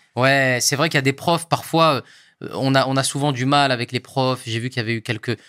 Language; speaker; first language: French; native; French